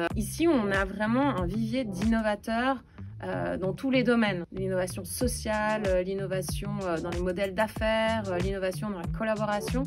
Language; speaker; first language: French; native; French